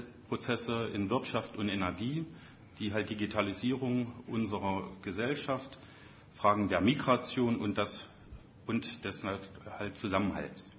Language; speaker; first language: German; native; German